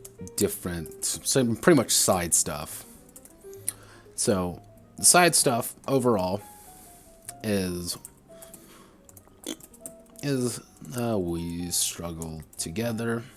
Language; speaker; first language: English; native; English